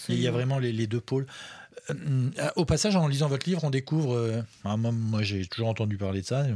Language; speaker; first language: French; native; French